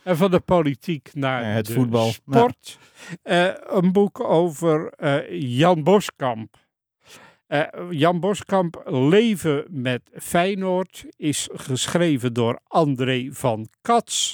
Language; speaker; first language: Dutch; native; Dutch